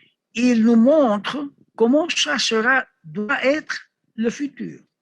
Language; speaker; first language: French; non-native, learner; Greek